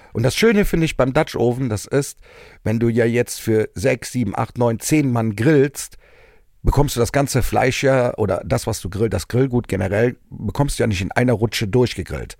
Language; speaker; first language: German; native; German